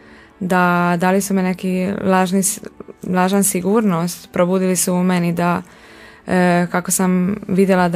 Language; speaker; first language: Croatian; non-native, local second language; Hungarian